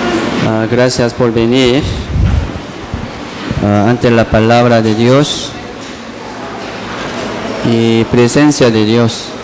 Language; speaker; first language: Spanish; non-native, learner; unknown